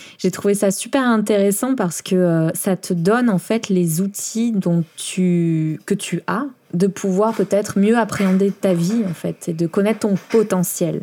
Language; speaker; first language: French; native; French